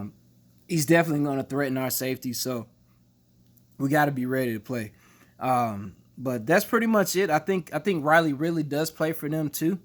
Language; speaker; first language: English; native; English